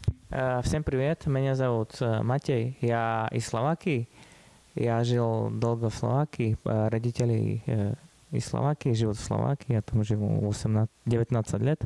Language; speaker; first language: Russian; non-native, fluent; Slovak